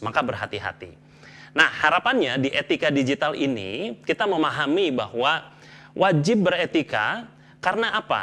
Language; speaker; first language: Indonesian; native; Indonesian